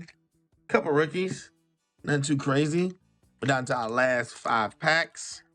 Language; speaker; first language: English; native; English